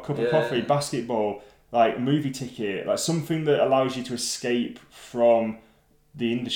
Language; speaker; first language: English; native; English